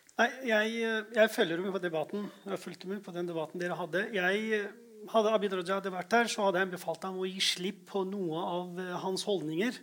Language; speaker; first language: Norwegian; non-native, fluent; Kurdish